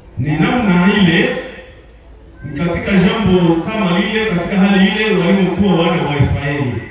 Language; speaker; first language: Swahili; non-native, local second language; Nande